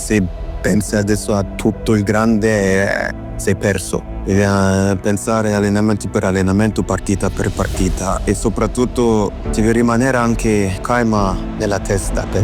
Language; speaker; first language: Italian; non-native, fluent; German